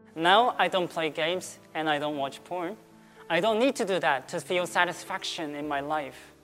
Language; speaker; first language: English; early bilingual, other home language; Korean